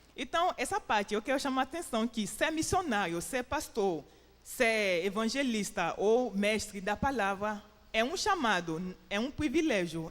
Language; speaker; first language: Portuguese; non-native, fluent; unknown